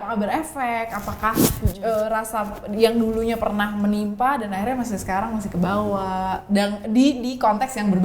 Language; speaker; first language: Indonesian; native; Indonesian